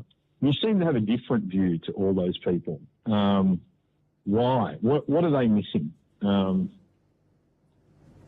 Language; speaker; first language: English; native; English